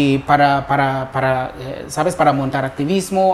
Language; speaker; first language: Spanish; non-native, learner; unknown